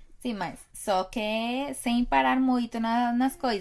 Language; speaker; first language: Portuguese; non-native, fluent; Spanish